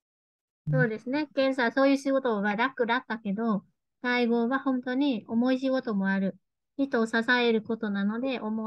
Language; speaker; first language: Japanese; non-native, fluent; Vietnamese